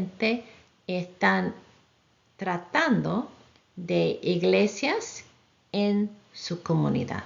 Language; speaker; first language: Spanish; non-native, fluent; English